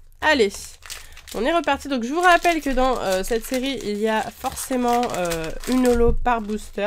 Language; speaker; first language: French; native; French